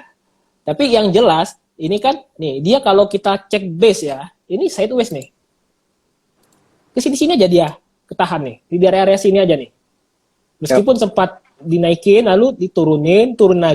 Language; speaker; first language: Indonesian; native; Indonesian